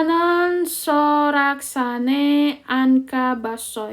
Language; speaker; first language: Korean; non-native, fluent; Indonesian